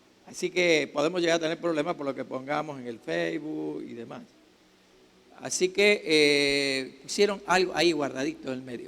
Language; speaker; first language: Spanish; native; Spanish